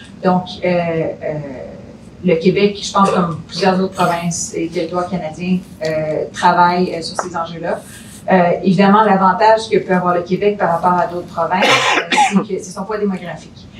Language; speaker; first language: French; native; French